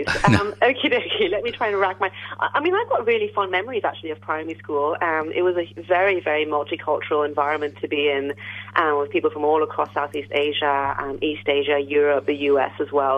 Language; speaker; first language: English; non-native, local second language; French